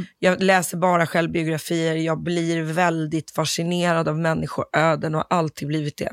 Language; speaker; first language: Swedish; early bilingual, other home language; English